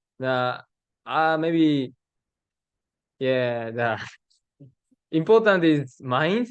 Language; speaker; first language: English; non-native, learner; Japanese